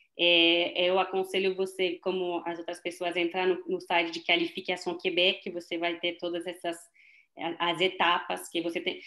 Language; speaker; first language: Portuguese; non-native, fluent; French